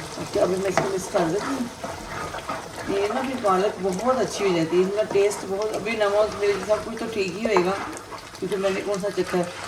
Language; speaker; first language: Urdu; non-native, local second language; Punjabi